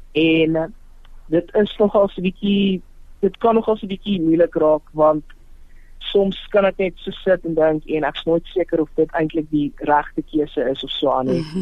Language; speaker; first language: Afrikaans; non-native, local second language; Tswana